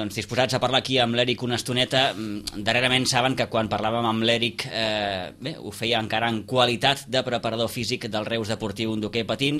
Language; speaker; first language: Catalan; native; Catalan